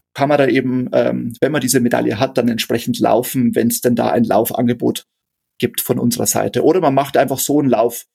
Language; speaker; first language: German; native; German